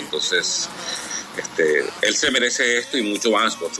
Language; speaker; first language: Spanish; native; Spanish